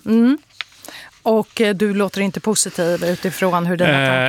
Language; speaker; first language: Swedish; native; Swedish